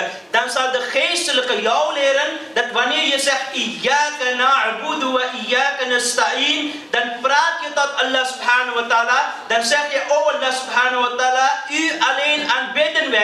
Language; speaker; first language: Dutch; early bilingual, other home language; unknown